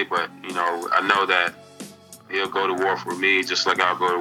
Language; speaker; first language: English; native; English